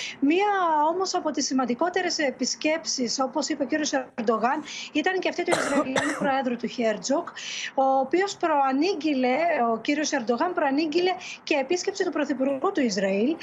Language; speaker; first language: Greek; native; Greek